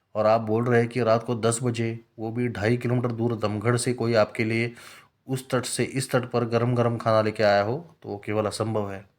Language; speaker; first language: Hindi; non-native, local second language; Marathi